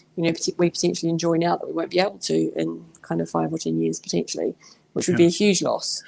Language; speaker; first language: English; native; English